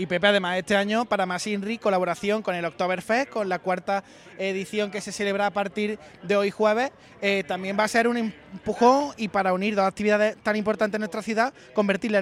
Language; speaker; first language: Spanish; native; Spanish